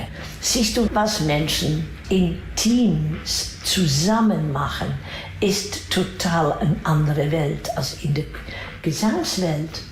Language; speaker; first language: German; non-native, fluent; Dutch